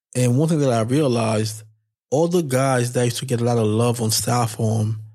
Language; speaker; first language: English; non-native, fluent; Haitian Creole